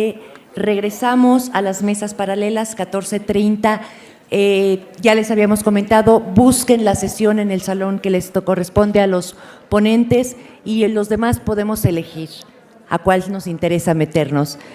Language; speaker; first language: Spanish; native; Spanish